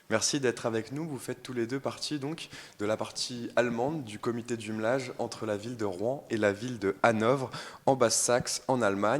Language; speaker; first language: French; native; French